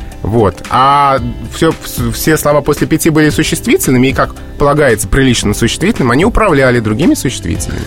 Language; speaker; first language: Russian; native; Russian